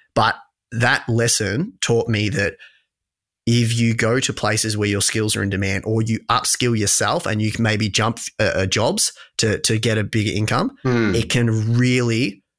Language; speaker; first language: English; native; English